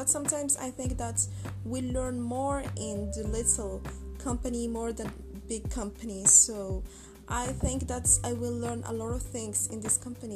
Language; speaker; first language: English; non-native, learner; Arabic